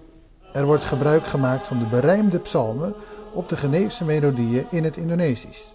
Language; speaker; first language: Dutch; native; Dutch